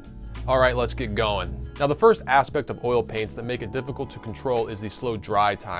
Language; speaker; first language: English; native; English